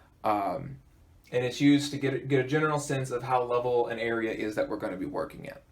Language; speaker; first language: English; native; English